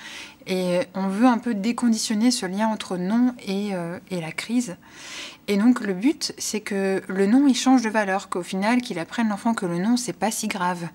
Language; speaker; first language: French; native; French